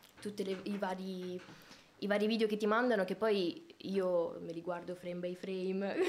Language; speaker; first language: Italian; native; Italian